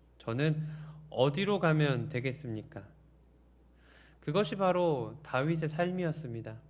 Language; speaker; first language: Korean; native; Korean